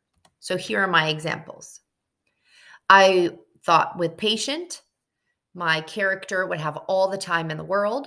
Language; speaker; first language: English; native; English